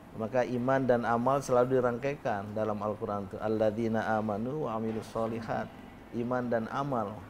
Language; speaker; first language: Indonesian; native; Indonesian